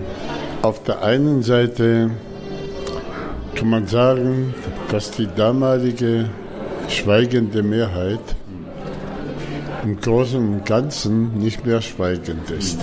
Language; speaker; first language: German; non-native, fluent; Arabic